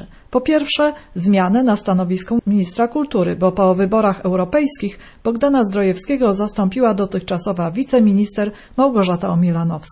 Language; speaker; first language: Polish; native; Polish